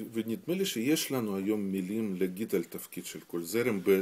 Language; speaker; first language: Hebrew; non-native, fluent; Russian